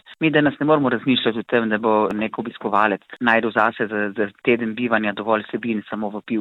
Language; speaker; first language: Slovenian; native; Slovenian